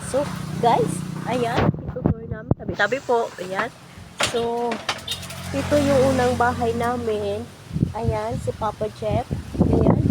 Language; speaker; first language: Filipino; non-native, local second language; Hiligaynon